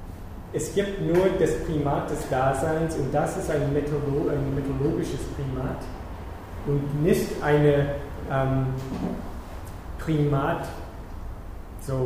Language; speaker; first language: German; non-native, fluent; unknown